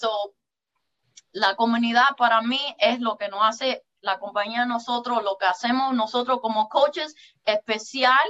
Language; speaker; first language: Spanish; early bilingual, heritage; English